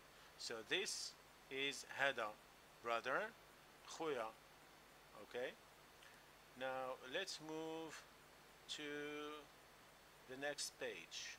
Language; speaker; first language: English; non-native, local second language; Arabic